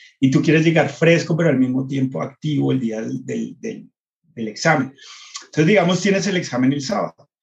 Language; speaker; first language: Spanish; early bilingual, heritage; Spanish